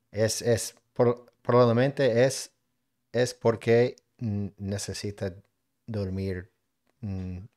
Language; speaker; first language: Spanish; non-native, learner; English